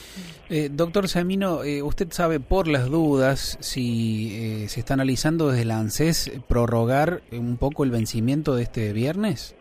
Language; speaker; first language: Spanish; native; Spanish